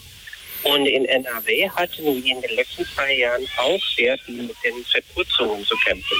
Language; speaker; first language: German; non-native, fluent; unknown